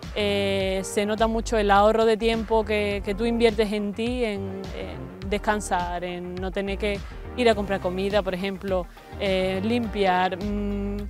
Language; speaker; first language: Spanish; native; Spanish